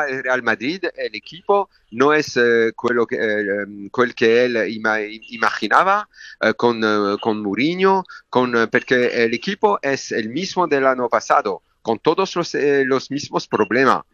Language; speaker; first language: Spanish; non-native, learner; French